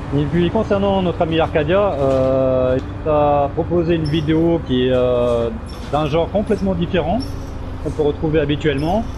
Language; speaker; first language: French; native; French